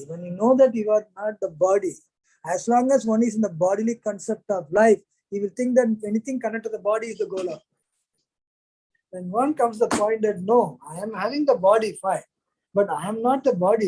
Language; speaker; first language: English; non-native, local second language; Hindi